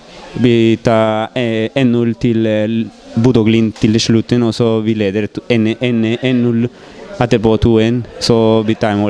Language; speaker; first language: Norwegian; non-native, learner; Spanish